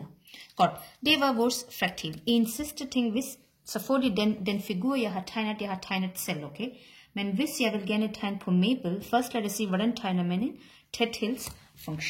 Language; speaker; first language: Danish; non-native, learner; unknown